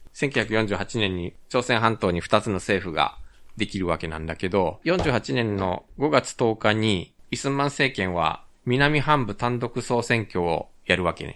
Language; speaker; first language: Japanese; native; Japanese